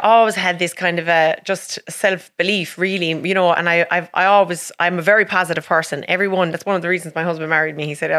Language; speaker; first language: English; native; English